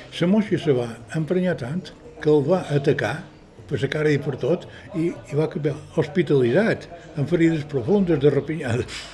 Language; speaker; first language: Catalan; native; Catalan